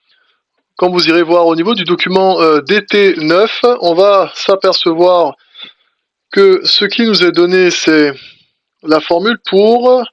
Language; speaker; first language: French; native; French